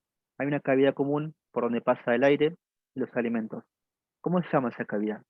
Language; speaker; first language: Spanish; native; Spanish